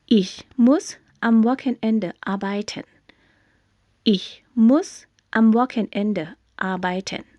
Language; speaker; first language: German; non-native, fluent; Thai